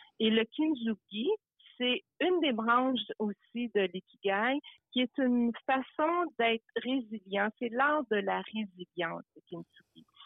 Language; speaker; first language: French; early bilingual, other home language; Italian